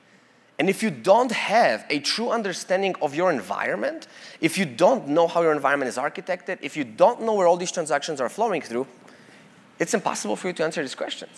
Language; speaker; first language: English; non-native, fluent; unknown